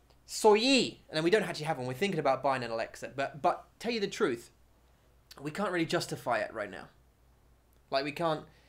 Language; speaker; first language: English; native; English